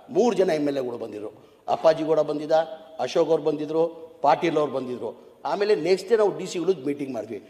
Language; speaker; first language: Kannada; non-native, local second language; Urdu